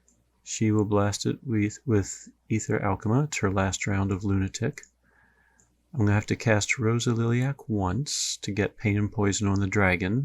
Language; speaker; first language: English; native; English